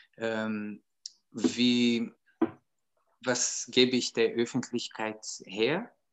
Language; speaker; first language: German; non-native, fluent; Portuguese